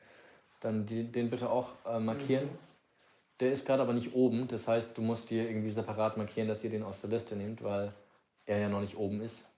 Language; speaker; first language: German; native; German